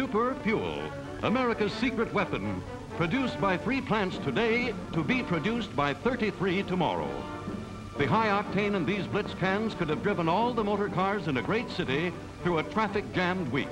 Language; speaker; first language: English; native; English